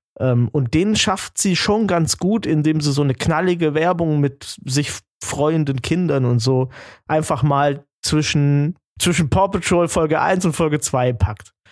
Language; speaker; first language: German; native; German